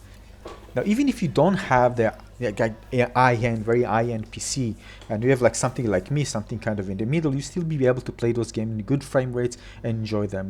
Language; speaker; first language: English; non-native, fluent; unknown